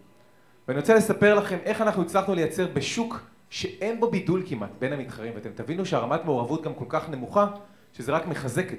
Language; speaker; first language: Hebrew; native; Hebrew